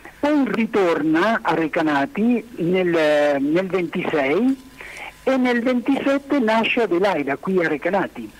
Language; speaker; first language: Italian; non-native, fluent; Spanish